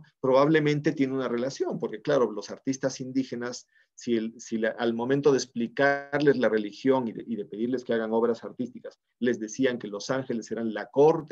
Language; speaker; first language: Spanish; native; Spanish